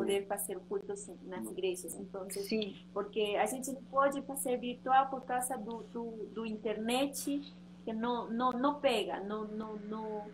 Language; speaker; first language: Portuguese; non-native, learner; Spanish